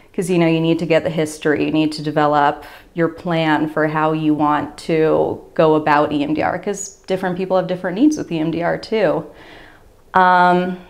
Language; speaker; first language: English; native; English